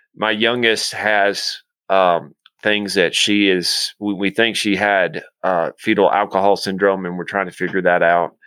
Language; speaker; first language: English; native; English